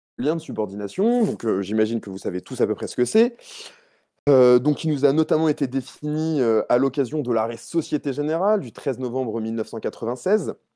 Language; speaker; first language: French; native; French